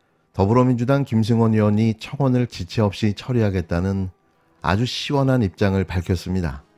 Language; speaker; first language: Korean; native; Korean